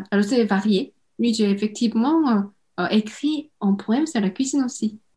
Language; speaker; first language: French; non-native, fluent; Korean